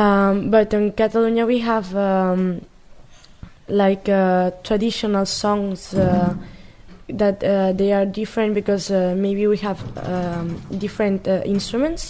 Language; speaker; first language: English; non-native, learner; Catalan